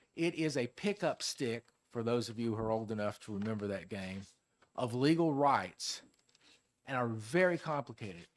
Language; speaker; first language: English; native; English